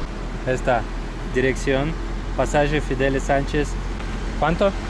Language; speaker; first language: Spanish; non-native, learner; Russian